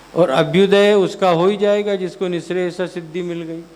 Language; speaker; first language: Hindi; non-native, local second language; Gujarati